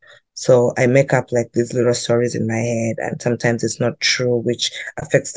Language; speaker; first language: English; non-native, local second language; Ganda